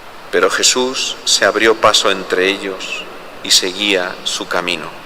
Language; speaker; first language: Spanish; native; Spanish